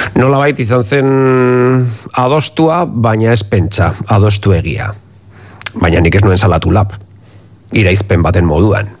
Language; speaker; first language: Basque; non-native, local second language; Spanish